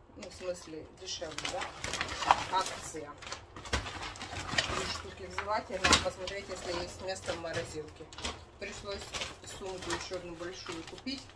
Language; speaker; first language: Russian; native; Russian